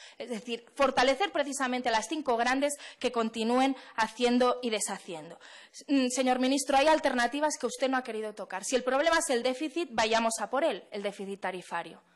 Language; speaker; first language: Spanish; non-native, local second language; Catalan